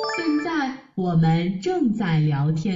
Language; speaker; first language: Chinese; non-native, learner; Vietnamese